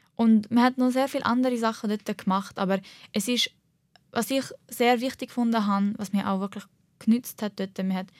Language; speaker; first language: German; early bilingual, heritage; Arabic